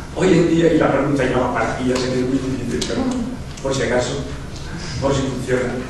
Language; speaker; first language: Spanish; non-native, local second language; Catalan